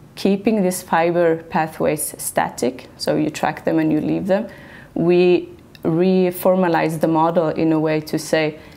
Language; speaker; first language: English; non-native, fluent; Swedish